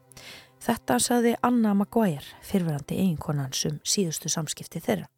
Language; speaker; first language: Icelandic; native; Icelandic